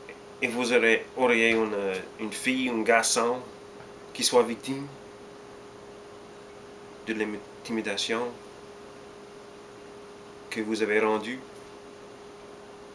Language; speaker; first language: French; early bilingual, heritage; French